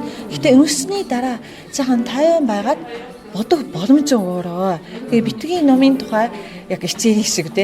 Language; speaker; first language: Mongolian; non-native, fluent; Japanese